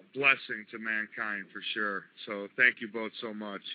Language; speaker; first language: English; native; English